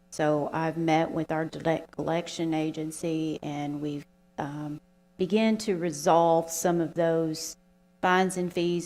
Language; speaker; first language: English; native; English